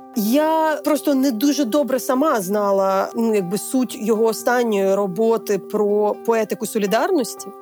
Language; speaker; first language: Ukrainian; native; Ukrainian